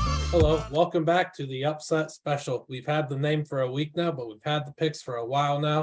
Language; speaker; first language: English; native; English